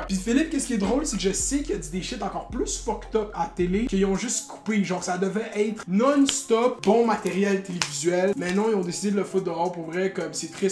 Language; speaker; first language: French; native; French